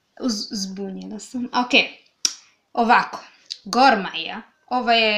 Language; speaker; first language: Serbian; non-native, learner; English